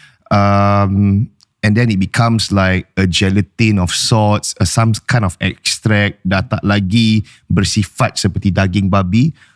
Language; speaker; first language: English; non-native, local second language; Malay